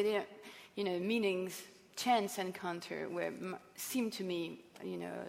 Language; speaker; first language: English; non-native, fluent; French